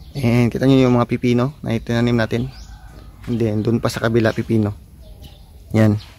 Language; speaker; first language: Filipino; non-native, local second language; Cebuano